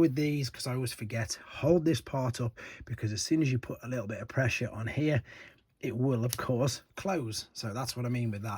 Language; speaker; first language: English; native; English